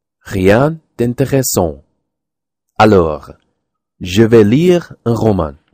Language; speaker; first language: French; non-native, learner; English